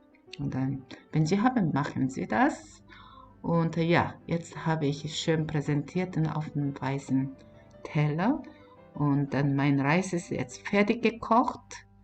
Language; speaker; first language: German; non-native, fluent; Korean